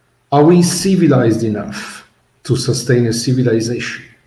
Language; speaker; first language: English; non-native, fluent; Italian